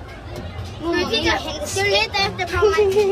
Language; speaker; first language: Swedish; early bilingual, other home language; Filipino